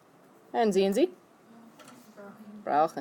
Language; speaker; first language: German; non-native, fluent; English